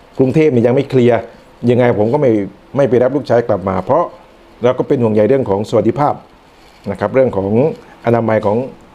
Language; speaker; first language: Thai; non-native, local second language; Northern Khmer